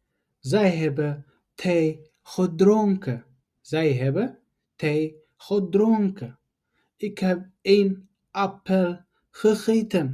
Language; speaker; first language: Dutch; non-native, learner; Tigrinya